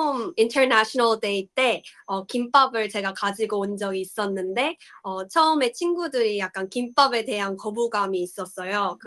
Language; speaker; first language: Korean; early bilingual, heritage; Korean